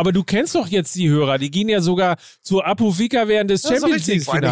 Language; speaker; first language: German; native; German